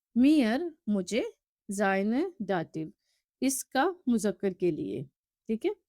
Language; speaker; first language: Urdu; native; Urdu